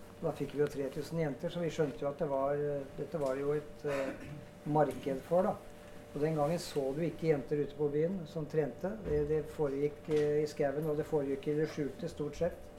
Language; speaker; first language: Norwegian; native; Norwegian